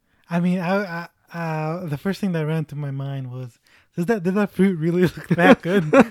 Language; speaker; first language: English; early bilingual, other home language; Spanish